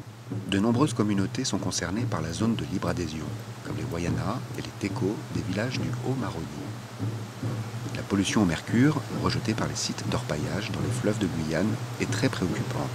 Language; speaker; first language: French; native; French